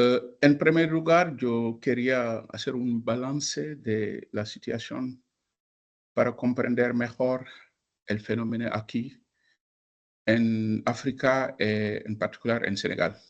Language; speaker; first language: Spanish; non-native, fluent; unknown